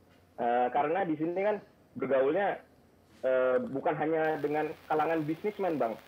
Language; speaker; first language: Indonesian; native; Indonesian